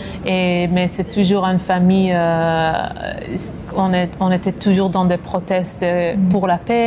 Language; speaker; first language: French; non-native, fluent; Hebrew